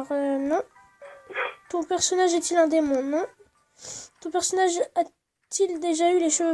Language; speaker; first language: French; native; French